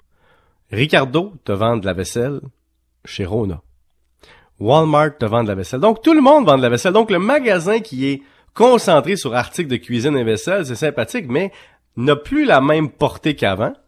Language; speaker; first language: French; native; French